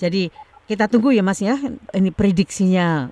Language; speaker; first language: Indonesian; native; Indonesian